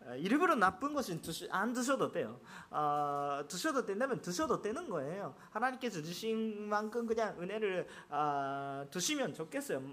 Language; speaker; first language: Korean; non-native, fluent; Japanese